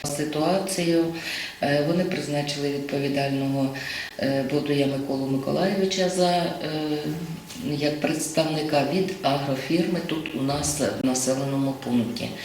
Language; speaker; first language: Ukrainian; native; Ukrainian